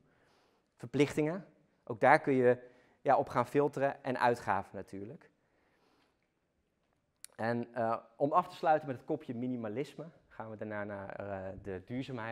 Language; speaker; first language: Dutch; native; Dutch